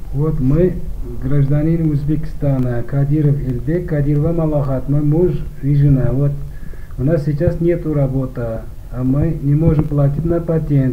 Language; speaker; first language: Russian; non-native, learner; Uzbek